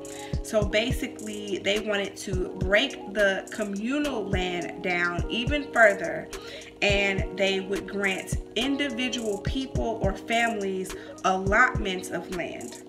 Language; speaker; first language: English; native; English